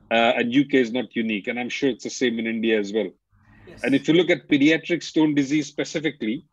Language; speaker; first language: English; non-native, local second language; Hindi